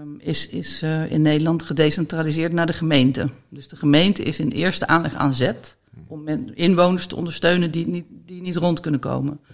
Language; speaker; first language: Dutch; native; Dutch